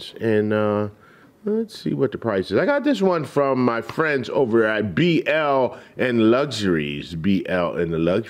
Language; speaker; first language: English; native; English